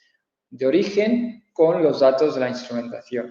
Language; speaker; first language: Spanish; native; Spanish